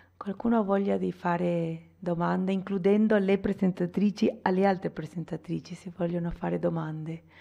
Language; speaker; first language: Italian; non-native, fluent; Spanish